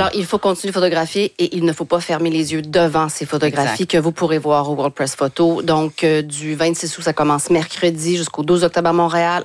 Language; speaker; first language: French; native; French